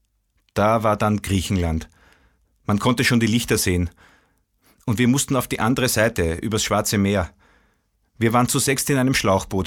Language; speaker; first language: German; non-native, fluent; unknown